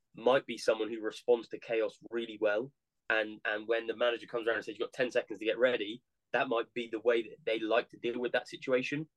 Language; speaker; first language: English; native; English